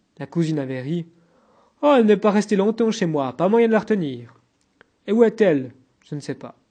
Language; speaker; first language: French; native; French